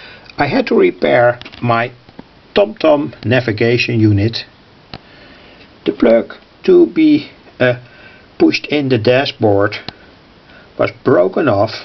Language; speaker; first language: English; non-native, fluent; Dutch